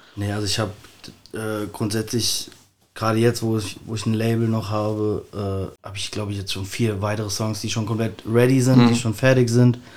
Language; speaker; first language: German; native; German